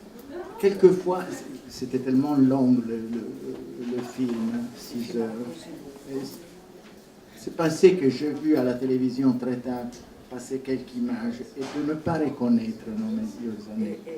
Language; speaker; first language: French; non-native, fluent; Italian